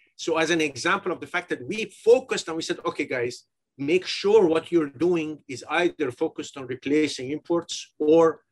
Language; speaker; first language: English; non-native, fluent; Persian